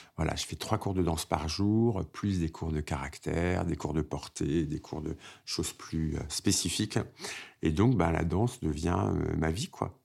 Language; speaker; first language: French; native; French